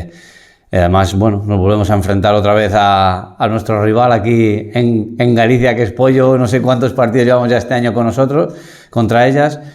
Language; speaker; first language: Spanish; native; Spanish